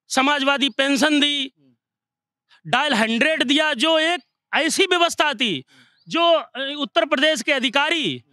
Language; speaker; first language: Hindi; native; Hindi